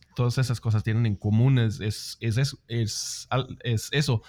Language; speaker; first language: Spanish; non-native, fluent; Swedish